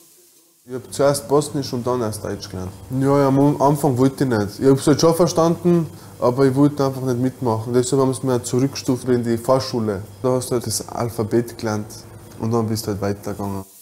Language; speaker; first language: German; early bilingual, other home language; Bosnian